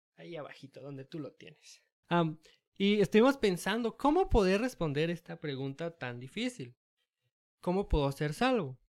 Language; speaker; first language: Spanish; early bilingual, heritage; Spanish